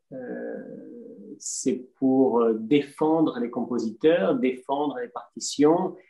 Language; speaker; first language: French; native; French